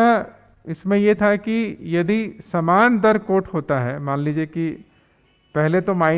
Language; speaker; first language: Hindi; native; Hindi